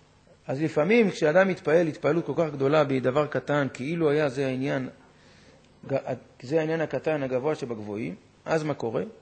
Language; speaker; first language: Hebrew; native; Hebrew